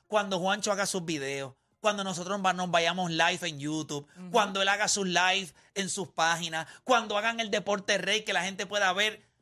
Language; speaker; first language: Spanish; native; Spanish